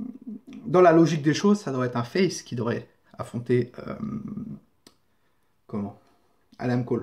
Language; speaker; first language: French; native; French